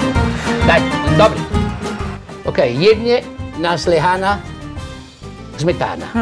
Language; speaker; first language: Czech; non-native, learner; Italian